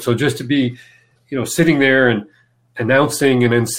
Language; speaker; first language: English; native; English